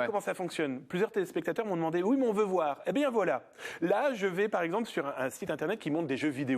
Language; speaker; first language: French; native; French